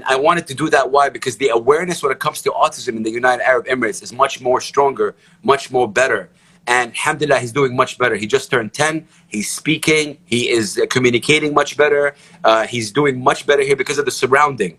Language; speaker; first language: English; non-native, fluent; Arabic